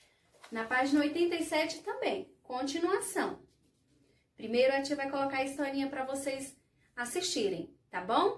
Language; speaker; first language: Portuguese; native; Portuguese